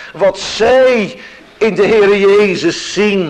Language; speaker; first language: Dutch; native; Dutch